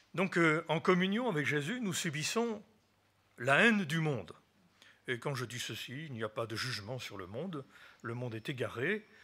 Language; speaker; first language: French; native; French